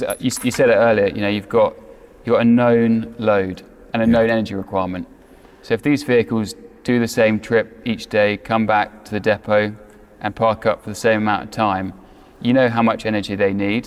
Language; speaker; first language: English; native; English